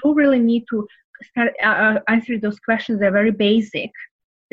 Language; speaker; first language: English; non-native, fluent; Serbian